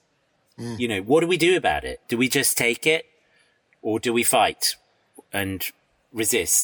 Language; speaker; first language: English; native; English